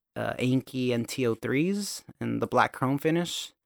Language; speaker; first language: English; native; English